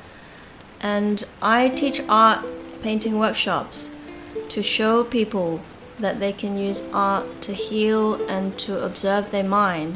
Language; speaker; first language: English; native; English